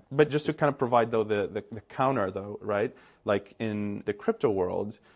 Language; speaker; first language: English; non-native, fluent; Greek